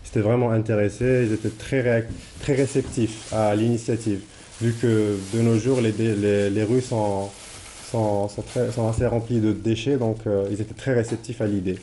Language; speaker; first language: French; non-native, local second language; Arabic